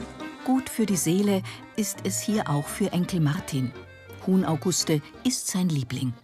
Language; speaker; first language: German; native; German